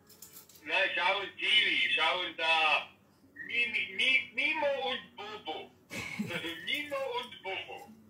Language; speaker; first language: German; non-native, learner; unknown